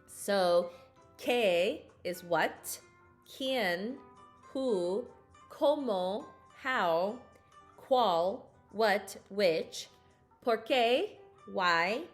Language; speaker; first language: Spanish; non-native, learner; English